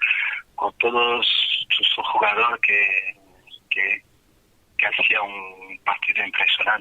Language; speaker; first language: Spanish; non-native, fluent; French